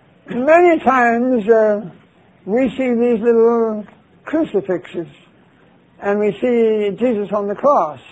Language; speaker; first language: English; native; English